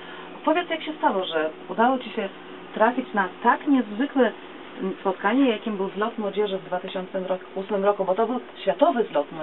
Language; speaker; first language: Polish; native; Polish